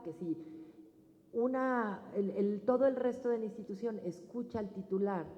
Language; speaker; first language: Spanish; native; Spanish